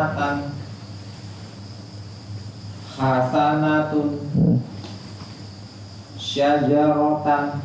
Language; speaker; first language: Arabic; non-native, learner; Indonesian